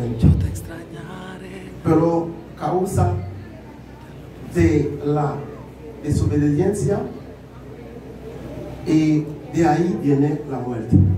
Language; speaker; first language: Spanish; non-native, learner; Haitian Creole